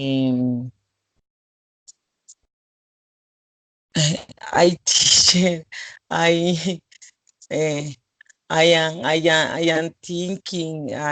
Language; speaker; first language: English; non-native, learner; Spanish